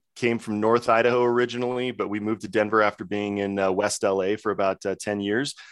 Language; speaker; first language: English; native; English